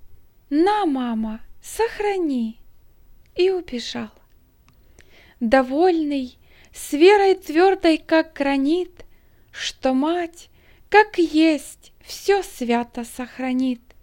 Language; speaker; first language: Russian; native; Russian